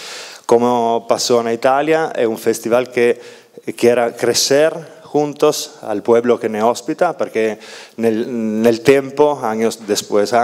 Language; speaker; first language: Spanish; non-native, learner; Italian